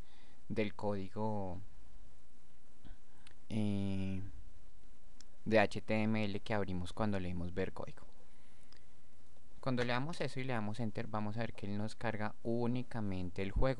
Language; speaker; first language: Spanish; native; Spanish